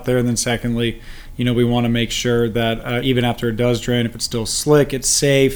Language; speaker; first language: English; native; English